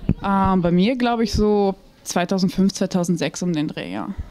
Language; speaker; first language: German; native; German